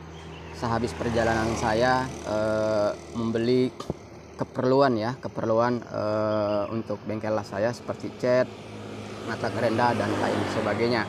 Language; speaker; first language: Indonesian; non-native, local second language; Sasak